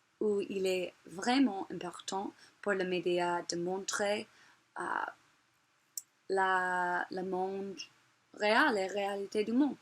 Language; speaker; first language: French; non-native, learner; English